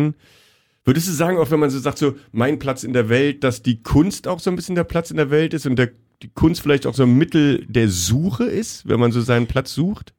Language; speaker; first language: German; native; German